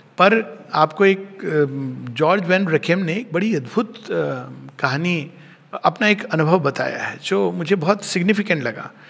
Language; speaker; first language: Hindi; native; Hindi